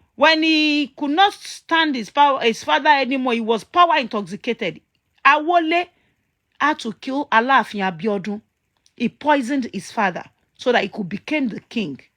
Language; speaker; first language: English; non-native, local second language; Yoruba